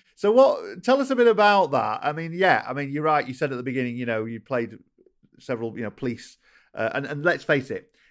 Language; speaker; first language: English; native; English